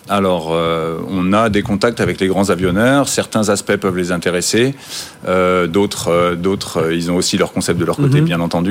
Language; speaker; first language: French; native; French